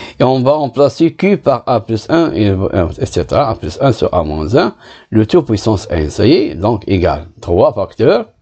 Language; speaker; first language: French; non-native, local second language; Arabic